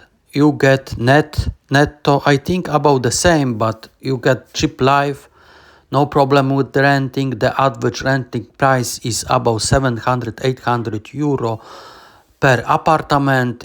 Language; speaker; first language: English; non-native, learner; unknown